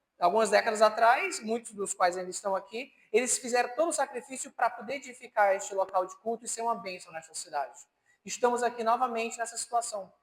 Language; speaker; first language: Portuguese; native; Portuguese